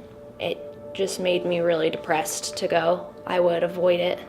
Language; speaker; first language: English; native; English